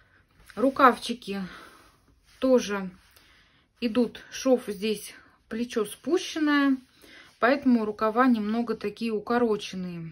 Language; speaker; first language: Russian; native; Russian